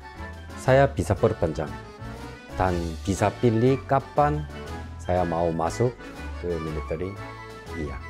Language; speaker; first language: Indonesian; non-native, local second language; Korean